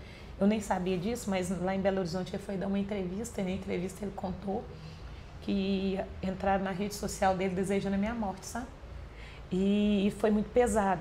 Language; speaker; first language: Portuguese; native; Portuguese